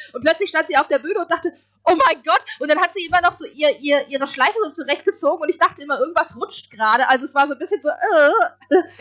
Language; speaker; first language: German; native; German